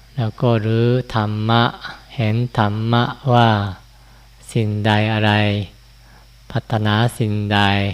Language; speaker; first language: Thai; non-native, fluent; Japanese